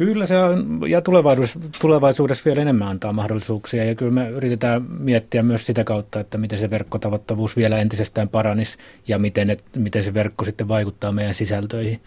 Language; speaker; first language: Finnish; native; Finnish